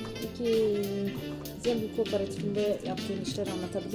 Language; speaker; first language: Turkish; native; Turkish